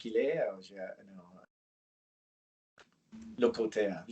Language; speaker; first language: French; non-native, learner; English